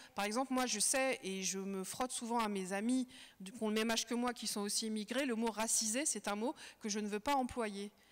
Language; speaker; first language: French; early bilingual, other home language; Kabyle